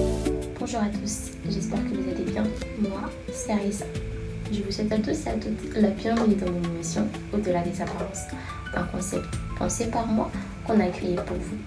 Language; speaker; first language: French; native; French